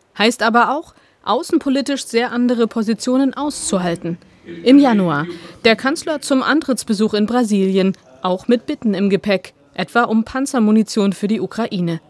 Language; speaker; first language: German; native; German